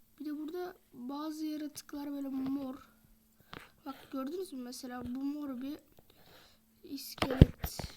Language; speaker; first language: Turkish; native; Turkish